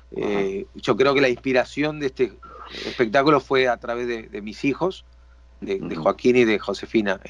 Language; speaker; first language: Spanish; native; Spanish